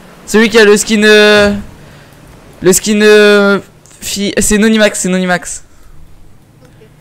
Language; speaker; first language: French; native; French